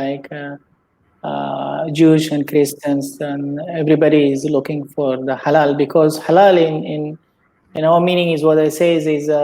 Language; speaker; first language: English; non-native, learner; Indonesian